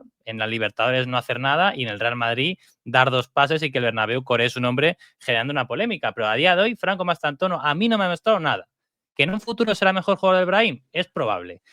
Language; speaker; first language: Spanish; native; Spanish